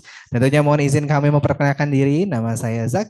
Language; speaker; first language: Indonesian; native; Indonesian